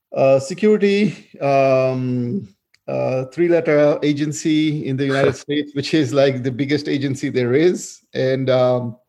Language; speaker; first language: English; non-native, fluent; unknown